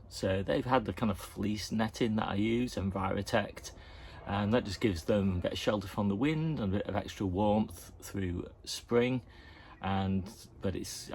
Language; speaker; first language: English; native; English